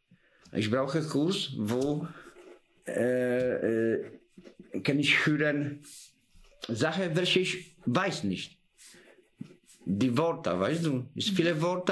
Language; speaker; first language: German; non-native, learner; Polish